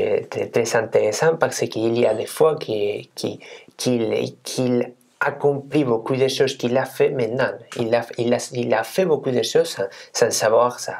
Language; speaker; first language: French; non-native, fluent; Spanish